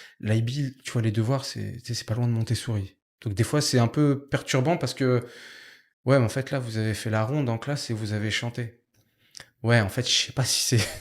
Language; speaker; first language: French; native; French